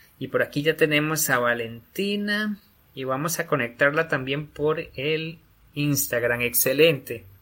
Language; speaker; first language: Spanish; native; Spanish